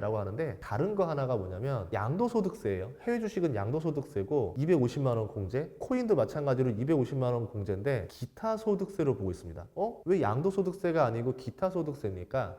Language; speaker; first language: Korean; native; Korean